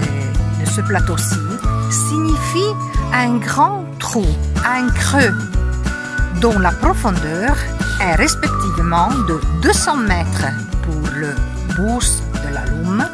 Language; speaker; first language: French; non-native, fluent; Italian